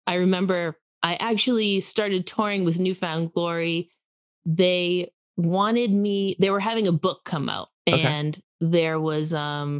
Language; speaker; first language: English; native; English